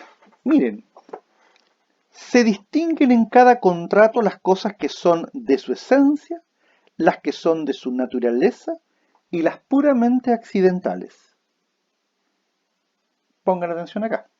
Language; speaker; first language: Spanish; native; Spanish